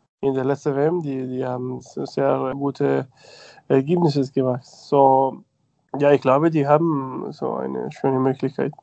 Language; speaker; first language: German; non-native, fluent; Spanish